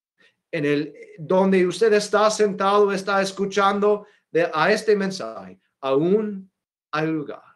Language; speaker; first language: Spanish; non-native, fluent; English